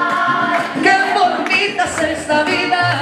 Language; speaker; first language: Spanish; native; Spanish